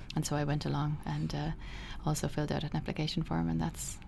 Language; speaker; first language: English; native; English